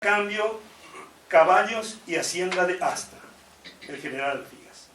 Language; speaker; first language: Spanish; native; Spanish